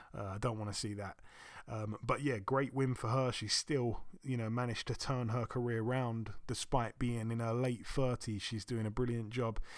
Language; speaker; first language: English; native; English